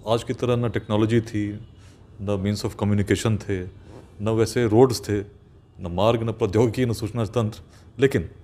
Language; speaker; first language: Hindi; native; Hindi